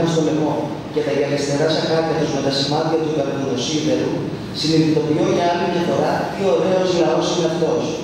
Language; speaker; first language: Greek; native; Greek